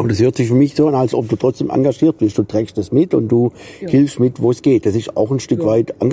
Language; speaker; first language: German; native; German